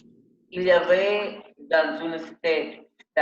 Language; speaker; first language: French; non-native, learner; Spanish